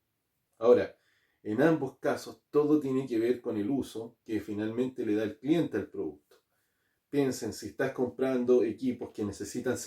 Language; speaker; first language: Spanish; native; Spanish